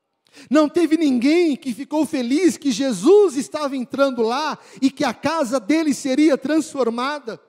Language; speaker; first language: Portuguese; native; Portuguese